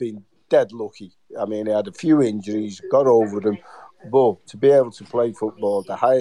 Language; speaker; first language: English; native; English